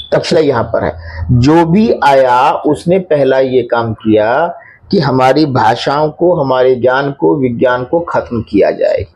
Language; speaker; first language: Hindi; native; Hindi